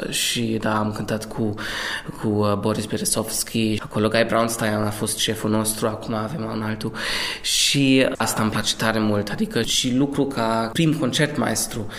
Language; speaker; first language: Romanian; early bilingual, heritage; Romanian